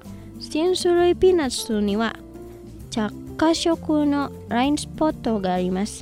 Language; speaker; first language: Japanese; non-native, fluent; Indonesian